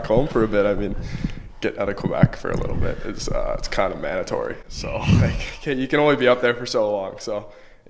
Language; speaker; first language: English; native; English